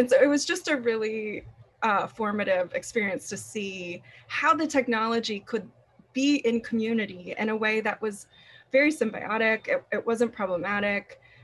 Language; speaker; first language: English; native; English